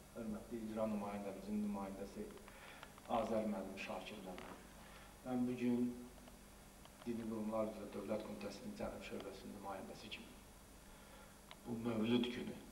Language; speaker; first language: Azerbaijani; native; Azerbaijani